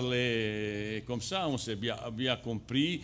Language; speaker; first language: French; non-native, fluent; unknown